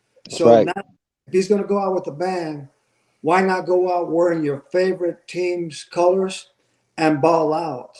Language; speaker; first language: English; native; English